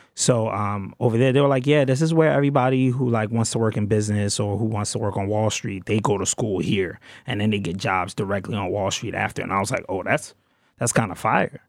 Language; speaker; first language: English; native; English